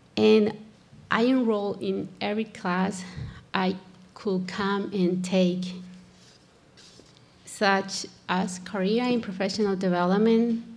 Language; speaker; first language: English; non-native, learner; Spanish